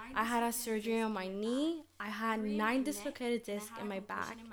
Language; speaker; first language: English; early bilingual, other home language; Spanish